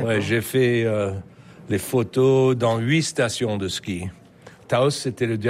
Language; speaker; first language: French; non-native, learner; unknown